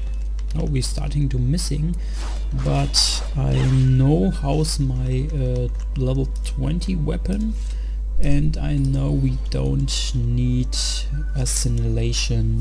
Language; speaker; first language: English; non-native, learner; German